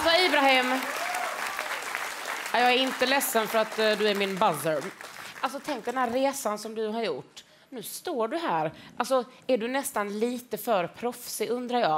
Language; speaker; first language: Swedish; native; Swedish